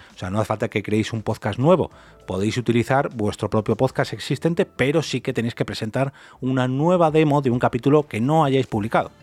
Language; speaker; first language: Spanish; native; Spanish